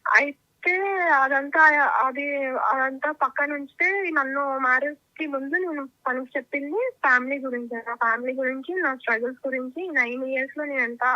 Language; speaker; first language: Telugu; native; Telugu